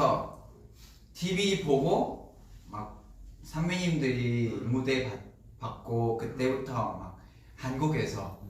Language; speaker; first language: Korean; non-native, fluent; Vietnamese